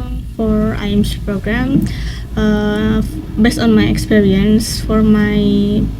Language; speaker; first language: English; non-native, learner; Indonesian